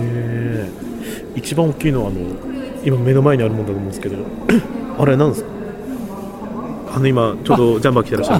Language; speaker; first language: Japanese; native; Japanese